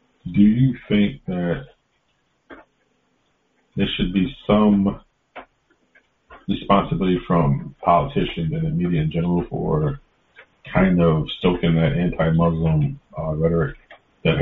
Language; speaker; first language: English; native; English